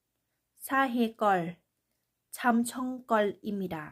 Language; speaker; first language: Korean; non-native, learner; Thai